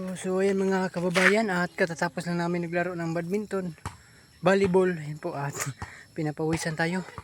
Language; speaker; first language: Filipino; non-native, local second language; Cebuano